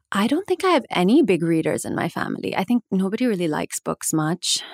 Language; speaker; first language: English; native; English